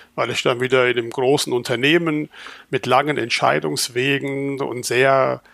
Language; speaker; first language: German; native; German